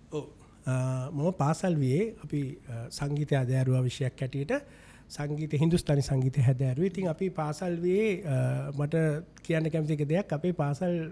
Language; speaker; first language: Sinhala; non-native, local second language; Tamil